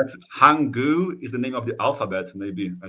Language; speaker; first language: English; non-native, fluent; Portuguese